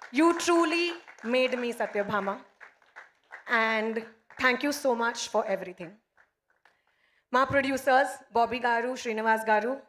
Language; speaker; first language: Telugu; non-native, local second language; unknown